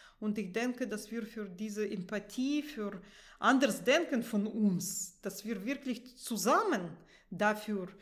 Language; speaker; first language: German; non-native, fluent; Russian